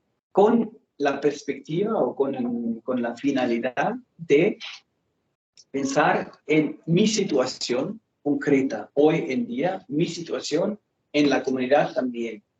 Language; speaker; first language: Spanish; non-native, fluent; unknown